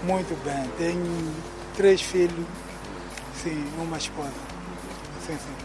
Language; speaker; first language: Portuguese; non-native, local second language; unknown